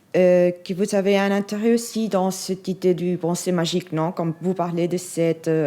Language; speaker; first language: French; non-native, fluent; Spanish